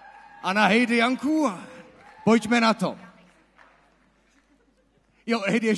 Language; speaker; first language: Czech; native; Czech